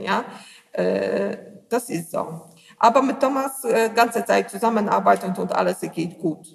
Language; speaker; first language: German; non-native, learner; Polish